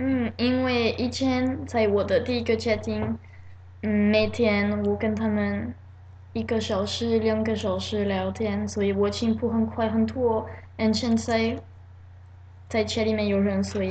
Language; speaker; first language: Chinese; non-native, learner; French